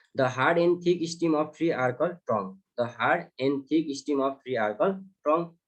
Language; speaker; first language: English; non-native, local second language; Nepali